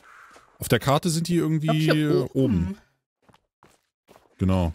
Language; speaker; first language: German; native; German